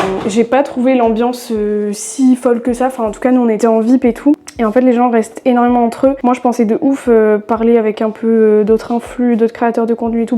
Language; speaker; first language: French; native; French